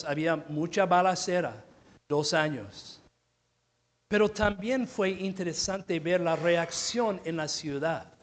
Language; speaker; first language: Spanish; non-native, fluent; English